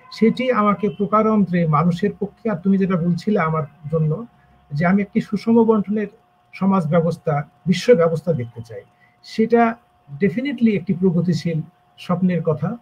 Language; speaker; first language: Bangla; native; Bangla